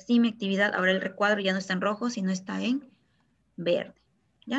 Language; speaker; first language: Spanish; native; Spanish